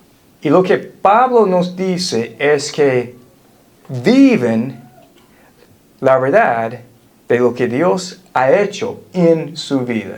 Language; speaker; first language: Spanish; non-native, fluent; English